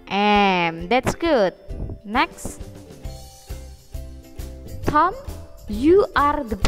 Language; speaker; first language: English; non-native, fluent; Indonesian